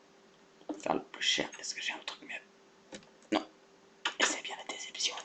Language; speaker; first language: French; native; French